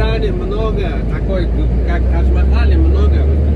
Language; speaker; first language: Russian; non-native, local second language; Uzbek